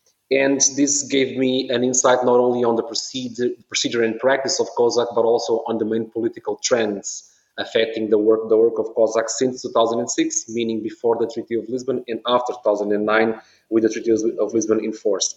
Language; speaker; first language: English; non-native, fluent; Portuguese